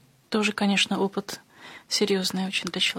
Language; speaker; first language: Russian; native; Russian